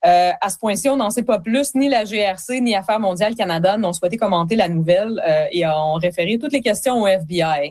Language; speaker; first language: French; native; French